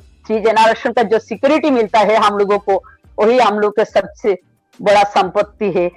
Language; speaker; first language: Hindi; non-native, local second language; Bangla